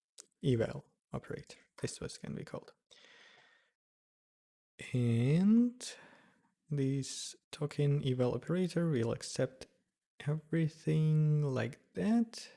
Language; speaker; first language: English; non-native, fluent; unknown